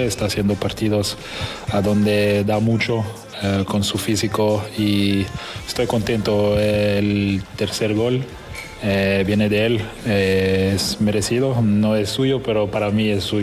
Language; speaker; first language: Spanish; non-native, fluent; French